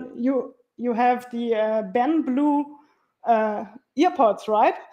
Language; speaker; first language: English; non-native, fluent; German